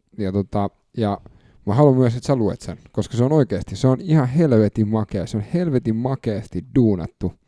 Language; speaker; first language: Finnish; native; Finnish